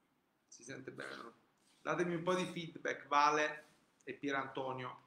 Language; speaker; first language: Italian; native; Italian